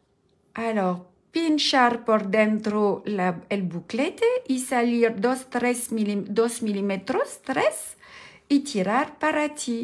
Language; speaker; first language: Spanish; non-native, learner; French